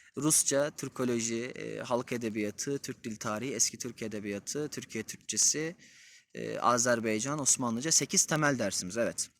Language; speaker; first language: Turkish; native; Turkish